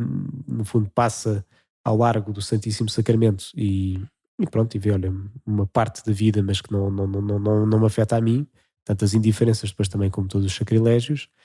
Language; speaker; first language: Portuguese; native; Portuguese